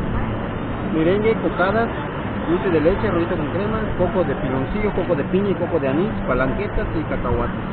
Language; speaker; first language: Spanish; native; Spanish